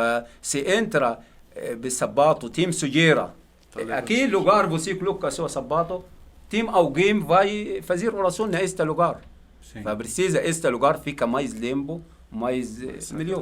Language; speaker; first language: Portuguese; non-native, learner; Arabic